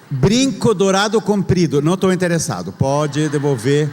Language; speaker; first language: Portuguese; non-native, fluent; Spanish